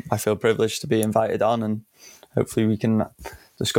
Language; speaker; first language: English; native; English